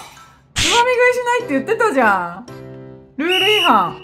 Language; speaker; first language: Japanese; native; Japanese